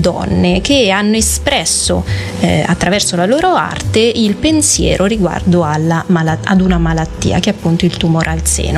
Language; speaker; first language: Italian; native; Italian